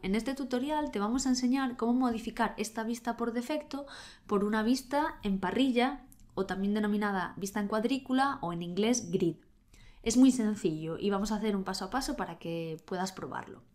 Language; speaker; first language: Spanish; native; Spanish